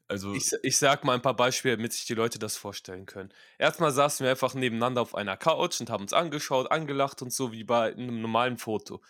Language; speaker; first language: German; early bilingual, other home language; Russian